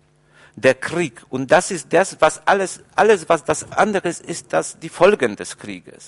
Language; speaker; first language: German; non-native, fluent; Polish